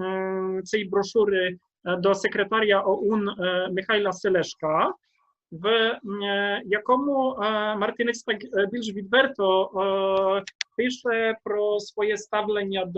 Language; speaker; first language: Ukrainian; non-native, fluent; Polish